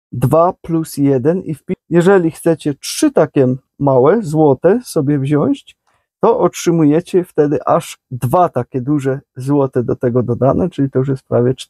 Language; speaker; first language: Polish; native; Polish